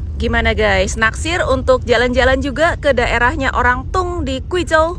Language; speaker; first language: Indonesian; native; Indonesian